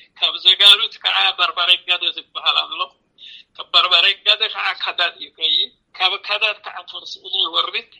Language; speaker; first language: Tigrinya; non-native, local second language; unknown